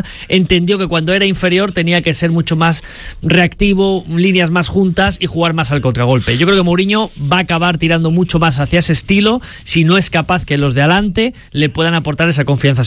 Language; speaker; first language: Spanish; native; Spanish